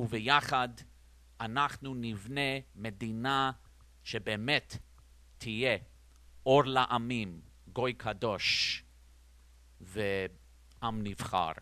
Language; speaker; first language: Hebrew; non-native, fluent; English